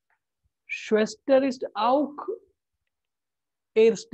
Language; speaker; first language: German; non-native, fluent; Hindi